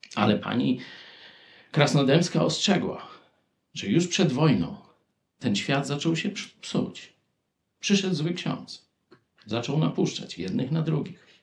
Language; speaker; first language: Polish; native; Polish